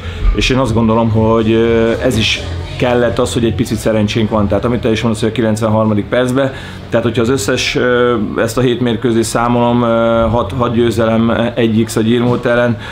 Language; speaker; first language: Hungarian; native; Hungarian